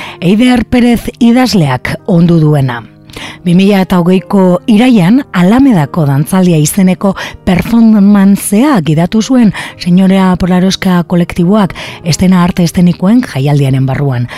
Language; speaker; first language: Basque; native; Basque